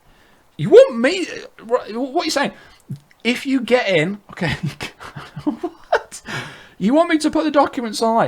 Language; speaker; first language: English; native; English